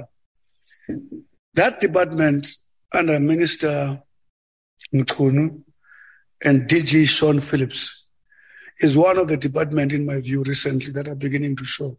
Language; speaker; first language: English; non-native, local second language; Xhosa